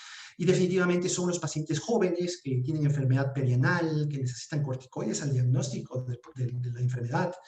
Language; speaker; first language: Spanish; native; Spanish